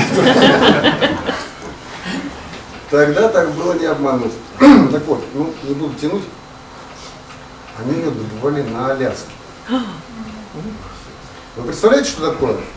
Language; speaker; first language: Russian; native; Russian